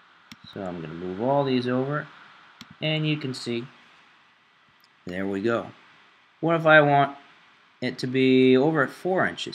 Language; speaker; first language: English; native; English